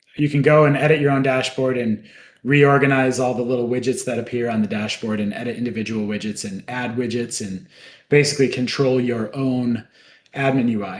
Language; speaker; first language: English; native; English